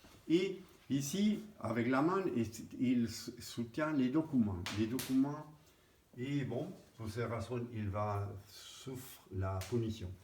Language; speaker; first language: French; non-native, fluent; Spanish